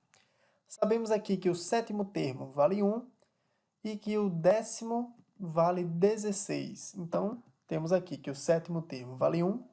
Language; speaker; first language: Portuguese; native; Portuguese